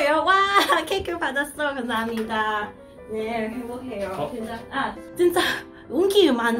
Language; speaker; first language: Korean; non-native, learner; Cantonese